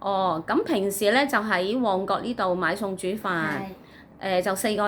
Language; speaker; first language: Cantonese; native; Cantonese